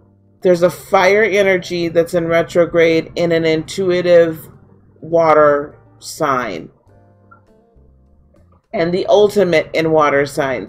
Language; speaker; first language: English; native; English